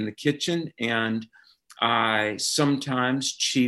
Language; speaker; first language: English; native; English